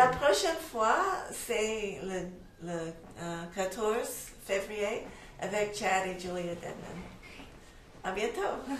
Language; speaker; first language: French; non-native, fluent; English